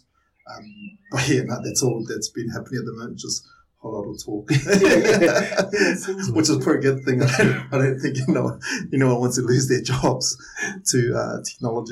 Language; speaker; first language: English; native; English